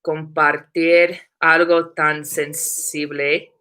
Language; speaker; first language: Spanish; non-native, learner; English